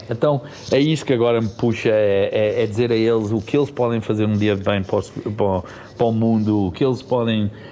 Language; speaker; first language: Portuguese; early bilingual, heritage; Portuguese